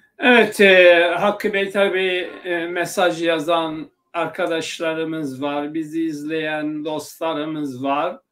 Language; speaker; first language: Turkish; non-native, local second language; Zaza